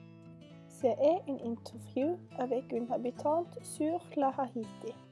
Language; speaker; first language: French; non-native, learner; Norwegian